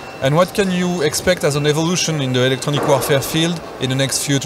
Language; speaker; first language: English; non-native, fluent; French